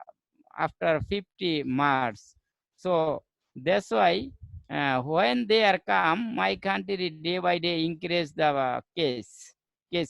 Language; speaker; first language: English; non-native, learner; Bangla